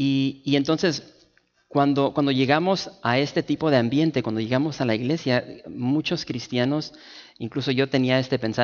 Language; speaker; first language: Spanish; native; Spanish